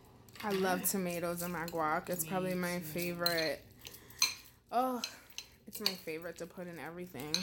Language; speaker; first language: English; native; English